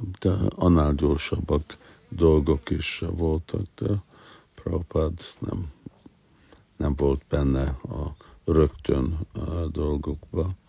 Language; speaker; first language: Hungarian; early bilingual, heritage; Hungarian